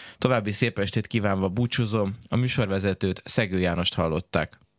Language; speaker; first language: Hungarian; native; Hungarian